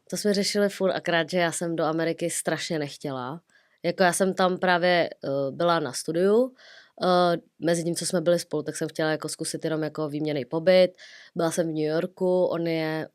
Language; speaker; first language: Czech; early bilingual, other home language; Vietnamese